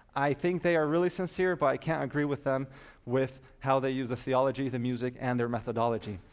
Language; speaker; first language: English; native; English